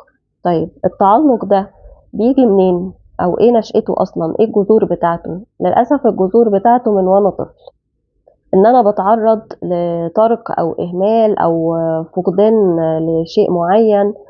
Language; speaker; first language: Arabic; native; Arabic